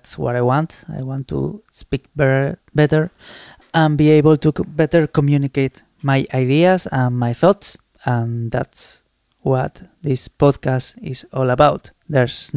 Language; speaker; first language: English; non-native, fluent; Spanish